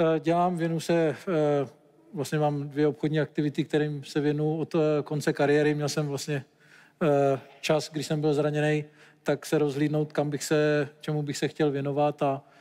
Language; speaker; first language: Czech; native; Czech